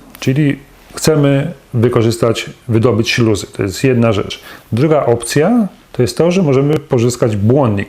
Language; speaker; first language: Polish; native; Polish